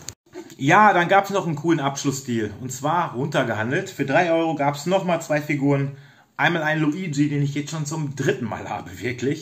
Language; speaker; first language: German; native; German